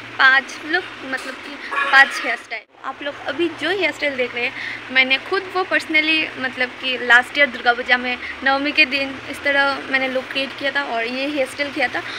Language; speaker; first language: Hindi; non-native, local second language; Bangla